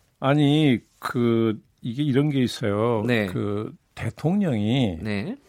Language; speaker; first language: Korean; native; Korean